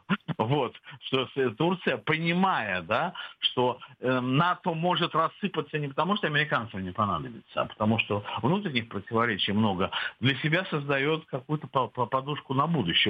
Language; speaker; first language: Russian; native; Russian